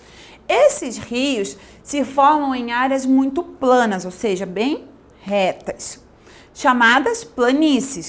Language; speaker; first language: Portuguese; native; Portuguese